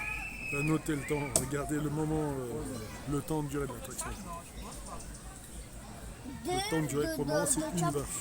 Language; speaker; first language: French; native; French